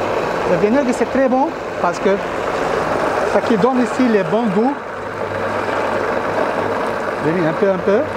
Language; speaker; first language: French; non-native, learner; Arabic